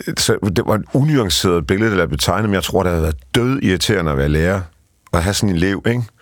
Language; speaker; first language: Danish; early bilingual, other home language; Polish